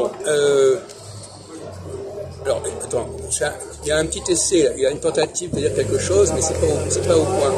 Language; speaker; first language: French; native; French